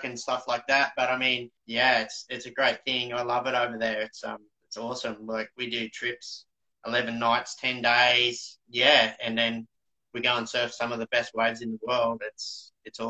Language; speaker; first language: English; native; English